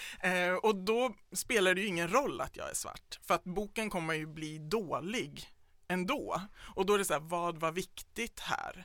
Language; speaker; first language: Swedish; native; Swedish